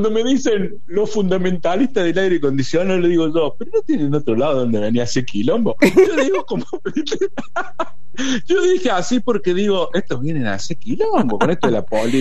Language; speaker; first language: Spanish; native; Spanish